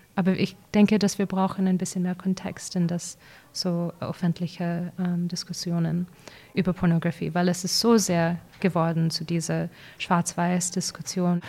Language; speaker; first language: German; early bilingual, heritage; English